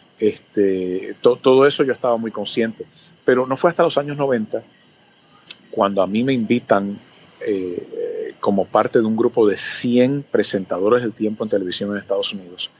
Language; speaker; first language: Spanish; early bilingual, other home language; English